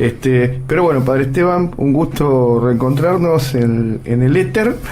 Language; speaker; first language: Spanish; native; Spanish